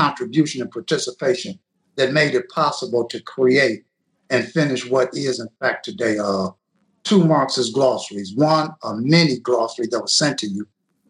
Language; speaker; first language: English; native; English